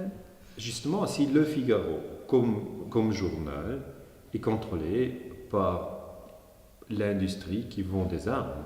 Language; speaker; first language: French; non-native, fluent; German